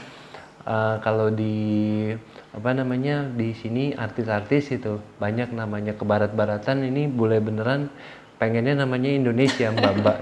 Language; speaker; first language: Indonesian; native; Indonesian